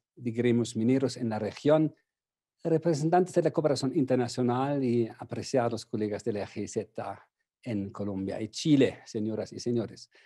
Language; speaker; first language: Spanish; non-native, fluent; German